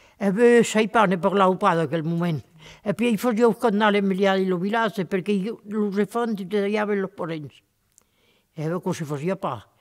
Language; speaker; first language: Occitan; native; Occitan